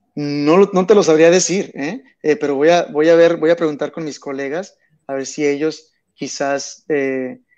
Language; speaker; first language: Spanish; early bilingual, heritage; Spanish